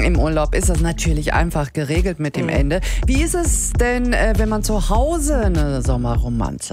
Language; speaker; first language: German; native; German